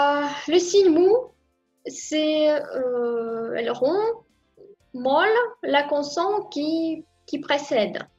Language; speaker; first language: French; non-native, fluent; Russian